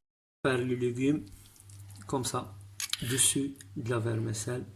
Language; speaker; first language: French; non-native, learner; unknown